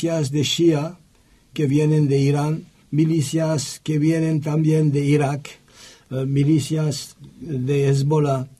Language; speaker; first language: Spanish; non-native, learner; French